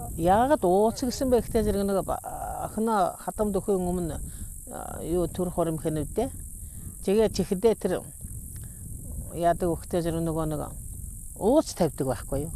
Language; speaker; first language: Mongolian; non-native, local second language; Buriat